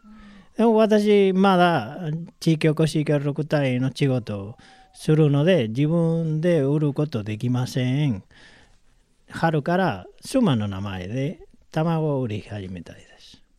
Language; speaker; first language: Japanese; non-native, learner; Spanish